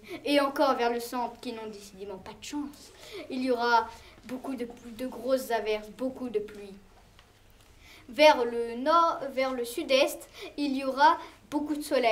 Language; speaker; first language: French; native; French